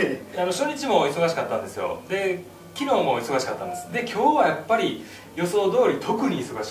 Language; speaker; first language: Japanese; native; Japanese